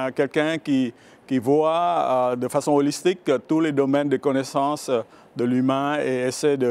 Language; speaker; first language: French; early bilingual, other home language; Vietnamese